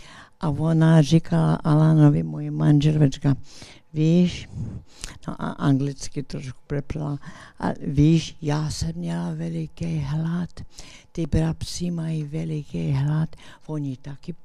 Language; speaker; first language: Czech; early bilingual, heritage; English